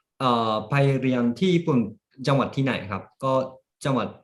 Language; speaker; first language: Thai; early bilingual, heritage; Japanese